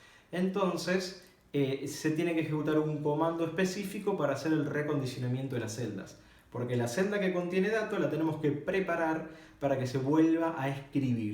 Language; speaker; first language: Spanish; native; Spanish